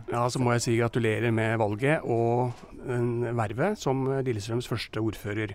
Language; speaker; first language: Norwegian; native; Norwegian